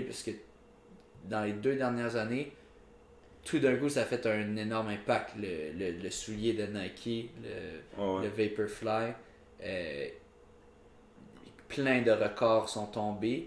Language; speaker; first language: French; native; French